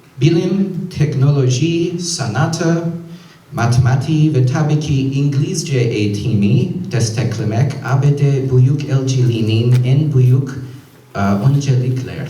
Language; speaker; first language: Turkish; non-native, learner; English